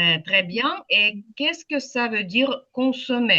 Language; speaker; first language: French; non-native, fluent; Ukrainian